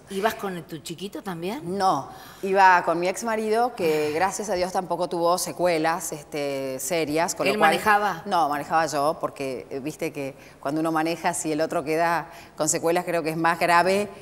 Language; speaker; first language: Spanish; native; Spanish